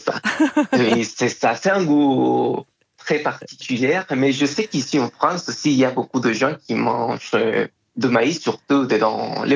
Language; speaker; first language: French; non-native, fluent; Spanish